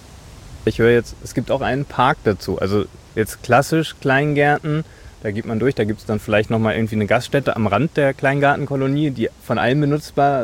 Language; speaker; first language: German; native; German